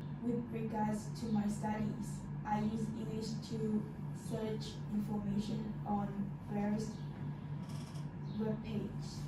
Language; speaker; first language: English; non-native, fluent; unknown